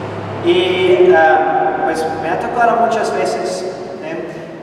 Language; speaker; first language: Spanish; non-native, fluent; English